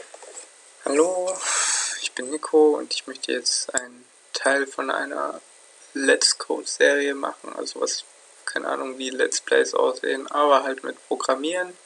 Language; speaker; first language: German; native; German